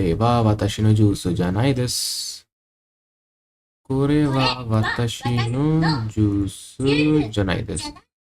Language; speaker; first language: Japanese; non-native, learner; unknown